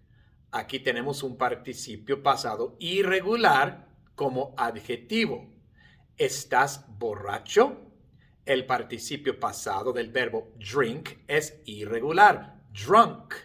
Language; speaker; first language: Spanish; non-native, fluent; English